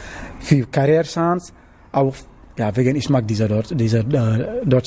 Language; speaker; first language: German; non-native, learner; Wolof